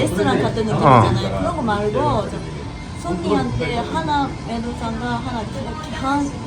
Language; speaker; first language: Korean; non-native, learner; Japanese